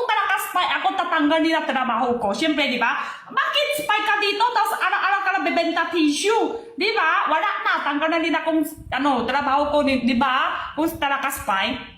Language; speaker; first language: Filipino; non-native, learner; Chinese